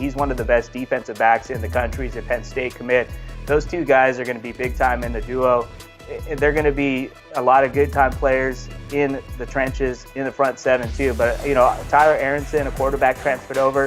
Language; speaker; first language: English; native; English